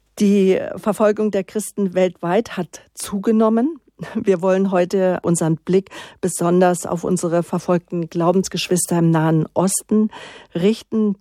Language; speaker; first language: German; native; German